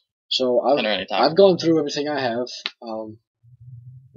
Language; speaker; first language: English; native; English